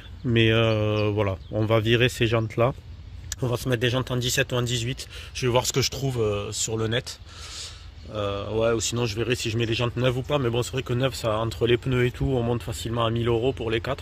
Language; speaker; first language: French; native; French